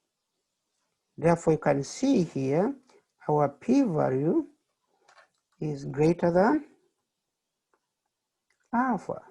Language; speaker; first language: English; non-native, fluent; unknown